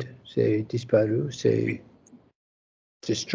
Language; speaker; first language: French; non-native, learner; English